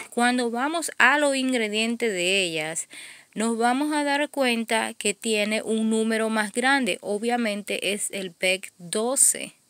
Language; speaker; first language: Spanish; native; Spanish